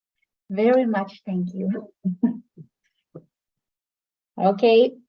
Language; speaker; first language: English; non-native, fluent; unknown